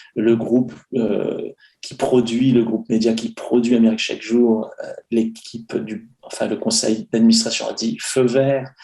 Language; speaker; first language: French; native; French